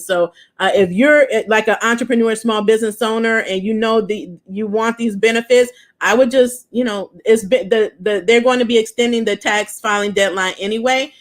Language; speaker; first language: English; native; English